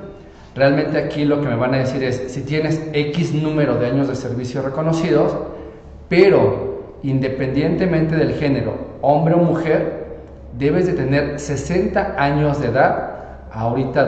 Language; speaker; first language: Spanish; native; Spanish